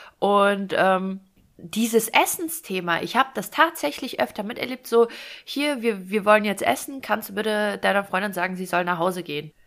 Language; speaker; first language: German; early bilingual, other home language; Russian